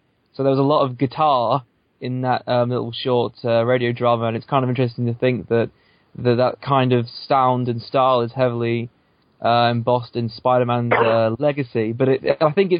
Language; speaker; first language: English; native; English